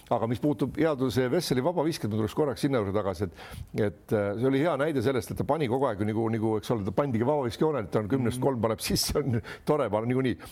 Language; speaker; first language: Estonian; native; Estonian